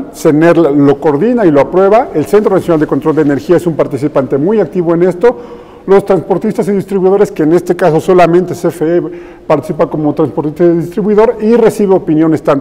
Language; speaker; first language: Spanish; native; Spanish